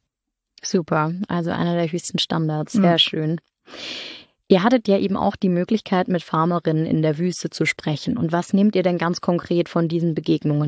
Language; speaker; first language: German; native; German